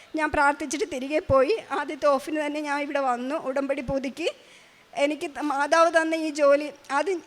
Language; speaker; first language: Malayalam; native; Malayalam